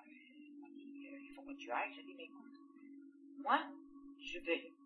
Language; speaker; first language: French; non-native, fluent; Greek